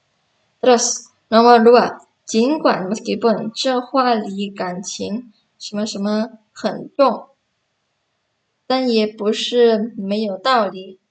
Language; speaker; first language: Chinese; non-native, fluent; Indonesian